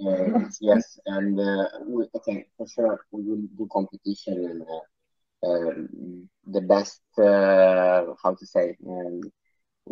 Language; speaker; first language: English; non-native, learner; Italian